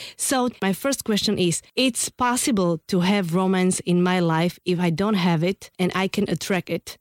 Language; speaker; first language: English; non-native, fluent; Slovak